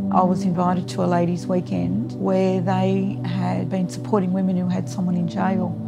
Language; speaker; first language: English; native; English